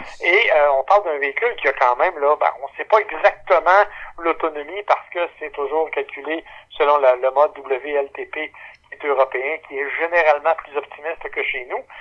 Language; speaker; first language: French; native; French